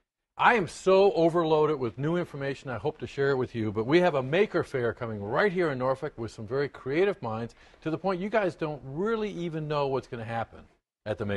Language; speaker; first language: English; native; English